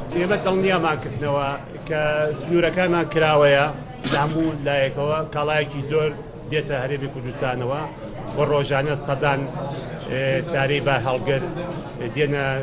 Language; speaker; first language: Central Kurdish; native; Central Kurdish